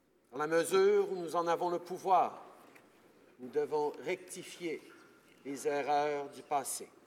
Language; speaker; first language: French; early bilingual, heritage; French